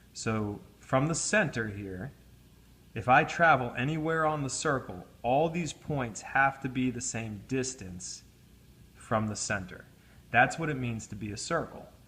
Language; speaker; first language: English; native; English